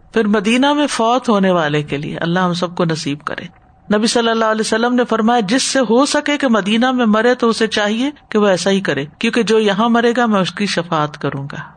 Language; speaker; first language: Urdu; native; Urdu